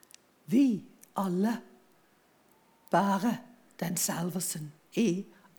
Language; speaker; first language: Norwegian; non-native, fluent; English